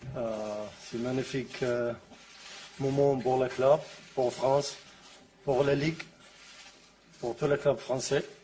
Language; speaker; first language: French; non-native, learner; Arabic